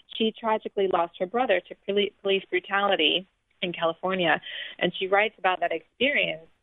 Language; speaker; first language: English; native; English